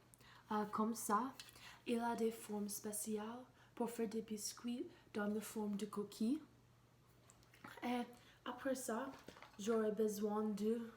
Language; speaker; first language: French; non-native, learner; English